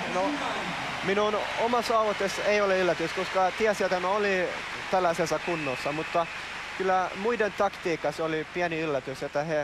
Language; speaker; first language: Finnish; non-native, local second language; Swedish